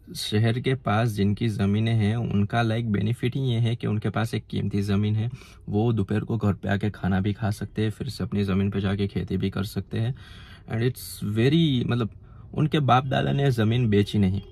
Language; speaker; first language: Hindi; non-native, local second language; Gujarati